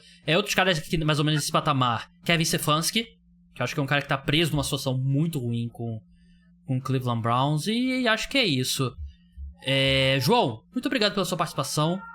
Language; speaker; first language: Portuguese; native; Portuguese